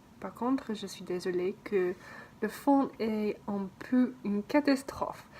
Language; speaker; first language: French; non-native, learner; English